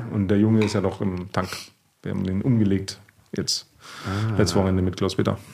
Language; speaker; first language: German; native; German